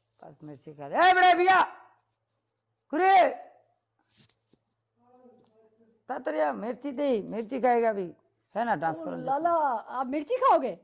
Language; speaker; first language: Hindi; non-native, learner; Bangla